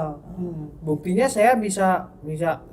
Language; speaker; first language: Indonesian; native; Indonesian